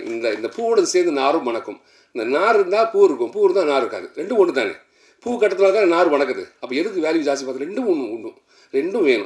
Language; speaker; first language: Tamil; native; Tamil